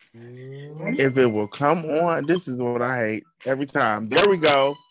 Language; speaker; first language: English; native; English